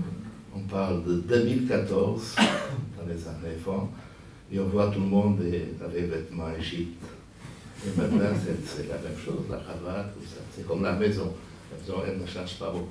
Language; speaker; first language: French; non-native, fluent; Portuguese